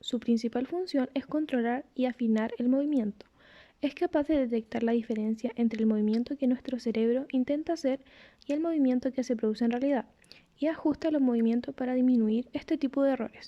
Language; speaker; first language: Spanish; native; Spanish